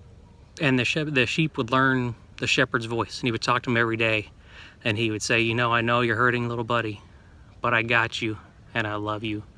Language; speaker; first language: English; native; English